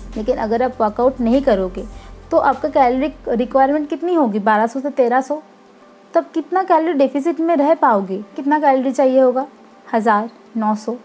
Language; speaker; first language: Hindi; non-native, local second language; Bangla